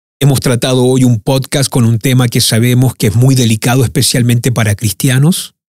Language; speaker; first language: Spanish; early bilingual, heritage; Spanish